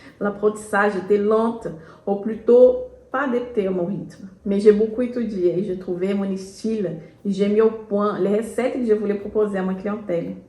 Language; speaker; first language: French; non-native, fluent; Portuguese